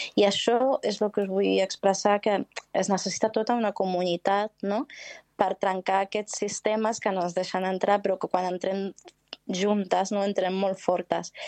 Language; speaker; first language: Catalan; early bilingual, heritage; Catalan